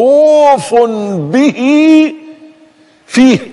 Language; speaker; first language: Arabic; native; Arabic